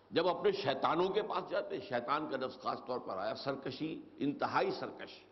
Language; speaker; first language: Urdu; native; Urdu